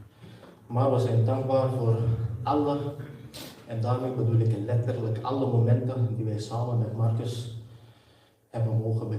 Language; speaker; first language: Dutch; early bilingual, other home language; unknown